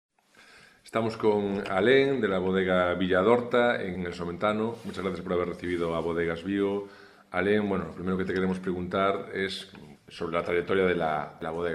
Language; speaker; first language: Spanish; native; Spanish